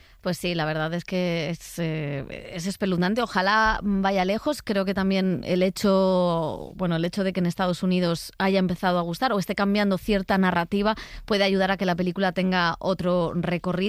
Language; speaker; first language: Spanish; native; Spanish